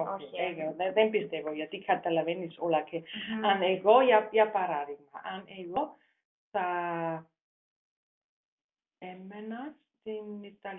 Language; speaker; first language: Greek; non-native, fluent; German